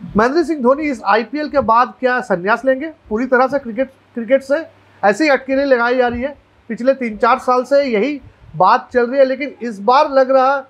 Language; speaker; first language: Hindi; non-native, local second language; Bangla